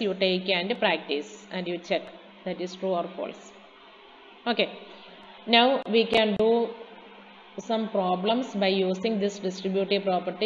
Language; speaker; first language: English; non-native, local second language; Malayalam